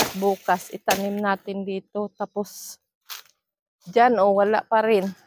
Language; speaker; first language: Filipino; non-native, local second language; Cebuano